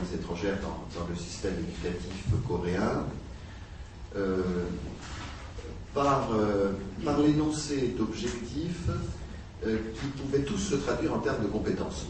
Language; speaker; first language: French; native; French